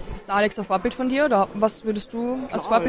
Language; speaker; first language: German; native; German